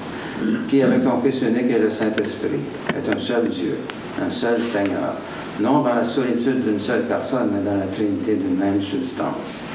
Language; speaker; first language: French; native; French